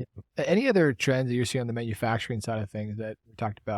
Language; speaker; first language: English; native; English